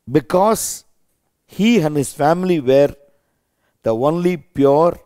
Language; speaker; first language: English; non-native, local second language; Tamil